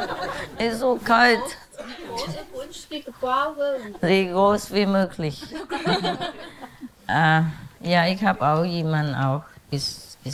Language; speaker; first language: German; non-native, learner; Vietnamese